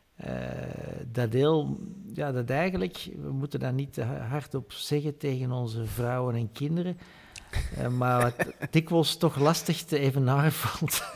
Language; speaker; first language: Dutch; native; Dutch